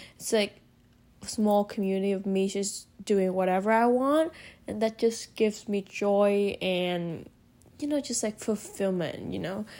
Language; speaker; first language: English; non-native, fluent; Vietnamese